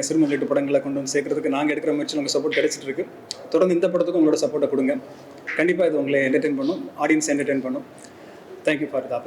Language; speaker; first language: Tamil; native; Tamil